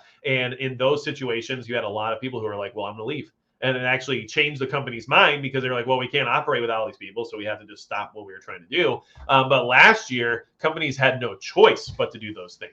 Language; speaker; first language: English; native; English